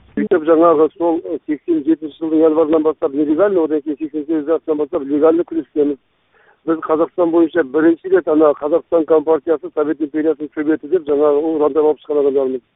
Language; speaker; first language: Kazakh; native; Kazakh